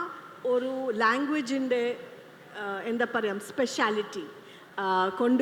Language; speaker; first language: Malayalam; non-native, fluent; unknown